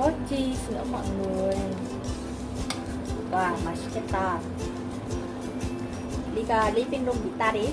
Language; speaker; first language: Korean; non-native, learner; Vietnamese